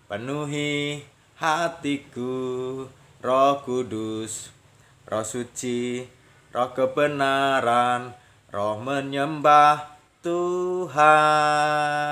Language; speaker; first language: Indonesian; native; Indonesian